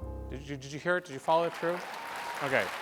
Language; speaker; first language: English; native; English